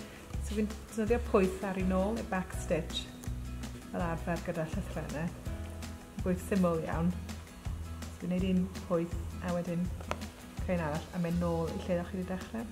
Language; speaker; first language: Welsh; native; Welsh